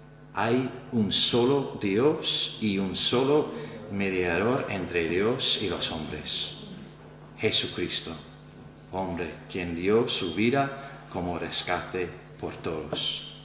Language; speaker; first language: Spanish; non-native, fluent; English